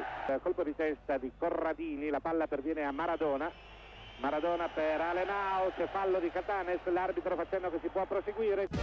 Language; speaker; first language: Italian; native; Italian